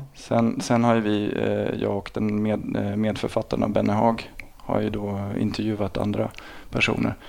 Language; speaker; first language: Swedish; native; Swedish